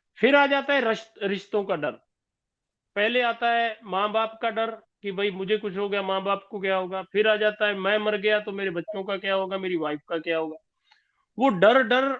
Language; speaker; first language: Hindi; non-native, local second language; Punjabi